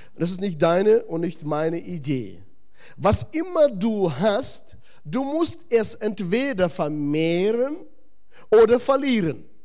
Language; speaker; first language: German; non-native, fluent; Russian